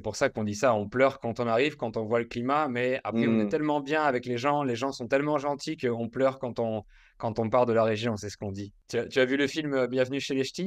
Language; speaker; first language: French; native; French